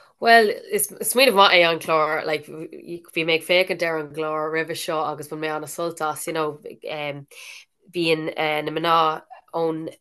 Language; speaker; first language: Irish; non-native, local second language; English